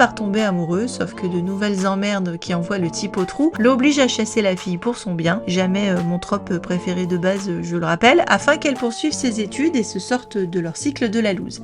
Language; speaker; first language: French; native; French